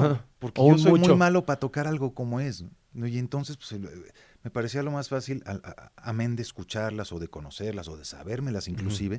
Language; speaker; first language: Spanish; native; Spanish